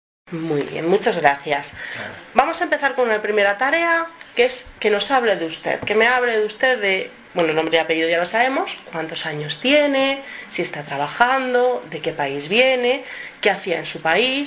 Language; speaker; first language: Spanish; native; Spanish